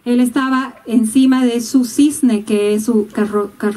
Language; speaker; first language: Spanish; native; Spanish